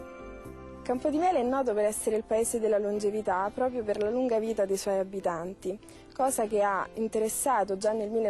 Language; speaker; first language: Italian; native; Italian